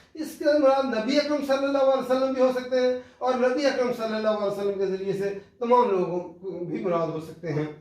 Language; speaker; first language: Urdu; non-native, local second language; Punjabi